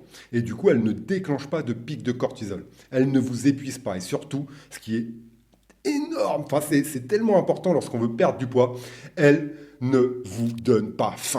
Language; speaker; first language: French; native; French